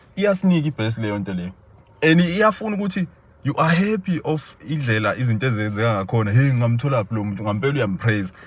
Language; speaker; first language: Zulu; native; Zulu